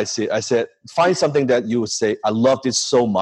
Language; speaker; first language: English; non-native, local second language; Cantonese